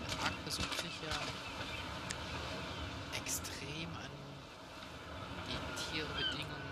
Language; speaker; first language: German; native; German